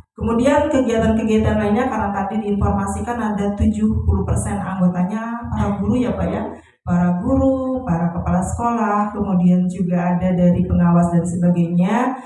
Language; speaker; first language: Indonesian; non-native, local second language; Sundanese